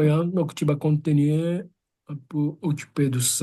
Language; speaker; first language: French; non-native, fluent; Japanese